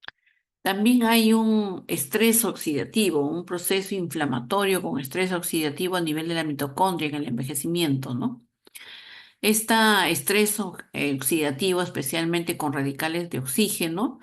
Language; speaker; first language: Spanish; native; Spanish